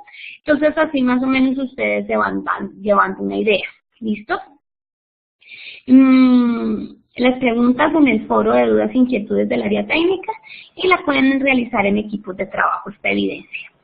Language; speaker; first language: Spanish; native; Spanish